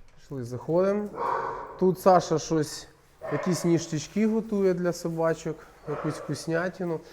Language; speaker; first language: Ukrainian; non-native, local second language; Russian